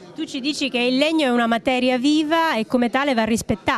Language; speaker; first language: Italian; native; Italian